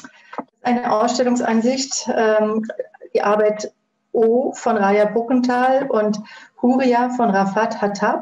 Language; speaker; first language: German; native; German